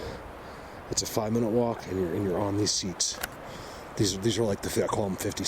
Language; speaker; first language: English; native; English